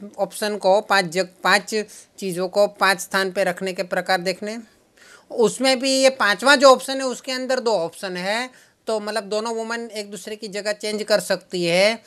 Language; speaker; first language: Hindi; non-native, local second language; Gujarati